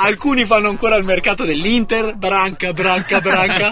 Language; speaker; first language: Italian; native; Italian